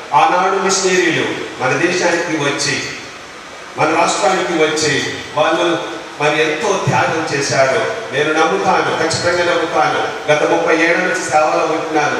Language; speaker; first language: Telugu; non-native, local second language; Lambadi